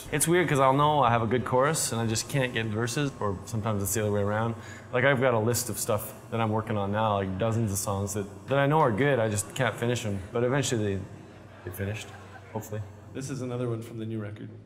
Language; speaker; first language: English; native; English